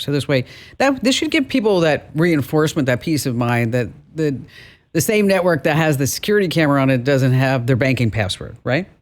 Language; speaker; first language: English; native; English